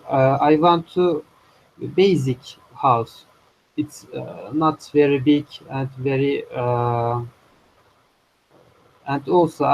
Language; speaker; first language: English; non-native, learner; Turkish